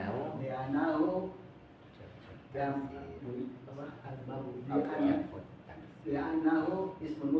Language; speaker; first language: Arabic; non-native, learner; Indonesian